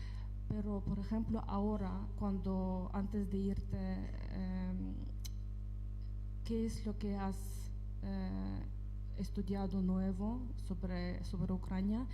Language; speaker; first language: Spanish; non-native, fluent; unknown